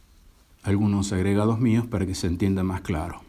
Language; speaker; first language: Spanish; native; Spanish